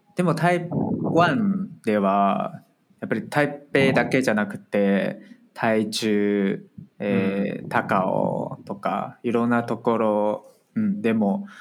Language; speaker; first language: Japanese; non-native, fluent; Chinese